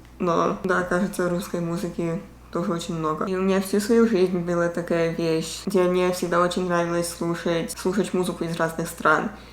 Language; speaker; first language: Russian; early bilingual, heritage; Russian